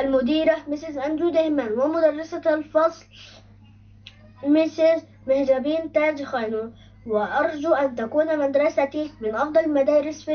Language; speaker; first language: Arabic; non-native, local second language; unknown